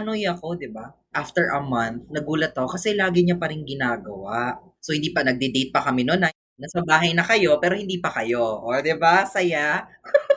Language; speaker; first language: English; non-native, local second language; Cebuano